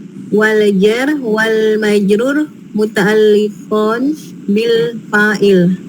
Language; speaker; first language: Arabic; non-native, learner; Indonesian